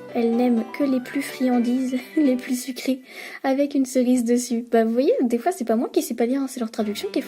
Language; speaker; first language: French; native; French